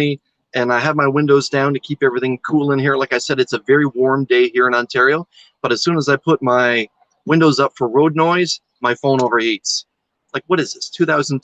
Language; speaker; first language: English; native; English